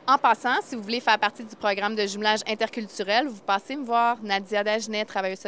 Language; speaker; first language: French; native; French